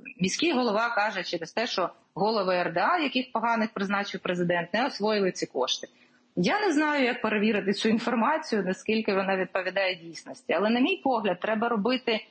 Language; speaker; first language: Ukrainian; native; Ukrainian